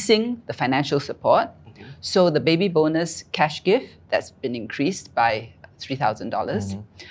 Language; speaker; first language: English; native; English